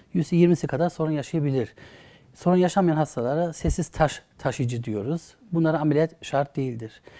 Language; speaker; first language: Turkish; early bilingual, heritage; Turkish